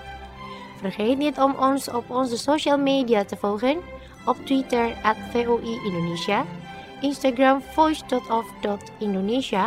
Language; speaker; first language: Dutch; non-native, local second language; Indonesian